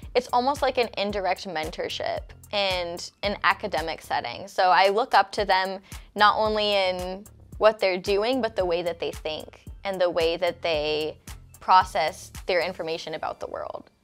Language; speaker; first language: English; native; English